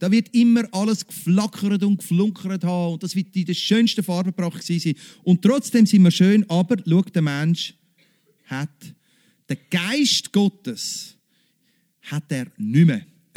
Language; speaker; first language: German; native; German